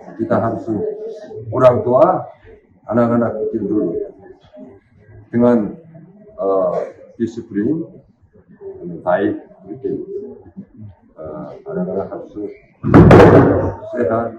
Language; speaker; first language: Indonesian; non-native, learner; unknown